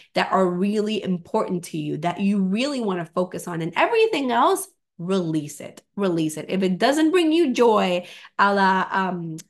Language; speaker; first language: English; non-native, fluent; Spanish